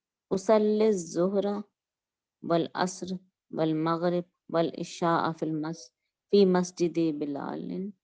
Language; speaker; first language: Arabic; non-native, learner; Urdu